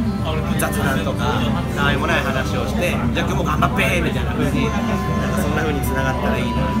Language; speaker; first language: Japanese; native; Japanese